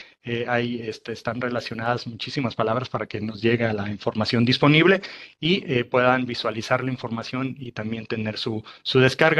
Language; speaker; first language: Spanish; native; Spanish